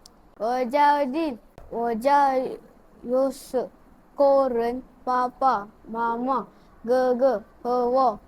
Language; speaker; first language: Chinese; non-native, learner; Malay